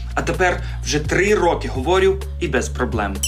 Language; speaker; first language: Ukrainian; non-native, fluent; English